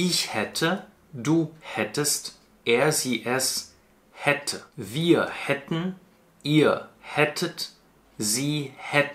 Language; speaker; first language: German; non-native, fluent; Russian